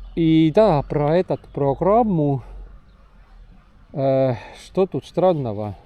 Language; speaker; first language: Russian; non-native, local second language; Estonian